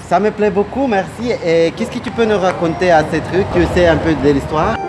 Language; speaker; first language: French; non-native, learner; Russian